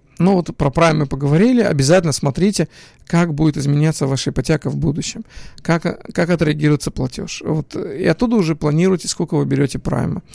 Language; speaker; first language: Russian; early bilingual, other home language; Hebrew